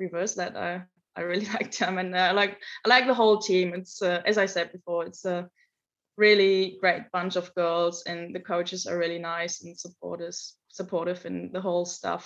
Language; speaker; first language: English; non-native, fluent; German